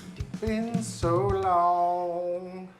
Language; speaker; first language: English; native; English